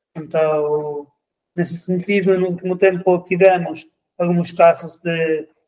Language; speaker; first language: Portuguese; non-native, fluent; Spanish